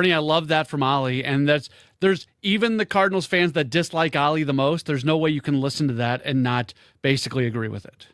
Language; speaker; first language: English; native; English